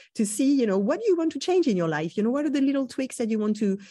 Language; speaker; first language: English; non-native, fluent; French